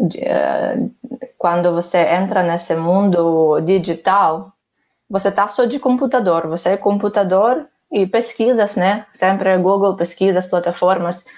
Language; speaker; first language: Portuguese; non-native, fluent; Ukrainian